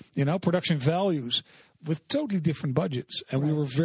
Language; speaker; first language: English; non-native, fluent; Dutch